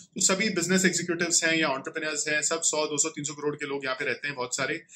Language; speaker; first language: Hindi; native; Hindi